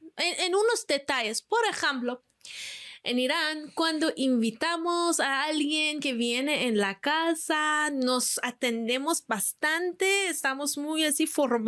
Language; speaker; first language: Spanish; non-native, fluent; Persian